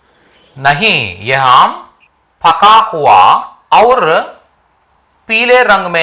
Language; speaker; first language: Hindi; non-native, local second language; Telugu